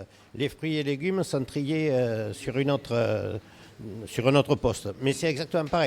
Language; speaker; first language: French; native; French